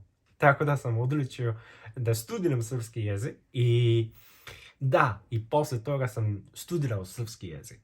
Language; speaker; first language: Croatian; non-native, fluent; Korean